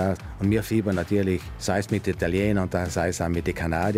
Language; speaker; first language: German; native; German